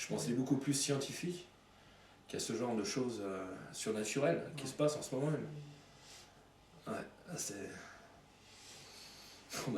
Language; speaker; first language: French; native; French